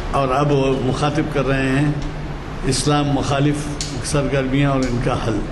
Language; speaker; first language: Urdu; native; Urdu